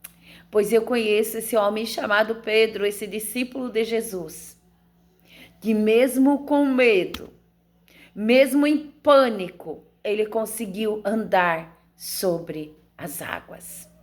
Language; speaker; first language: Portuguese; native; Portuguese